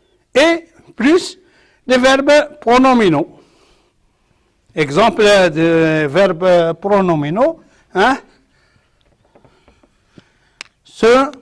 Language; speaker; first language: French; non-native, local second language; Arabic